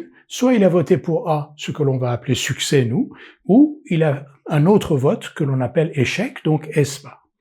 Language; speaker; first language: French; native; French